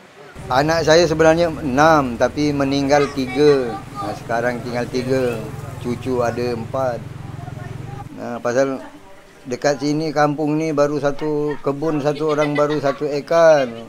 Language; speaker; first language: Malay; non-native, local second language; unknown